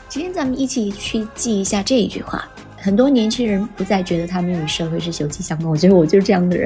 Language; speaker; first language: Chinese; native; Chinese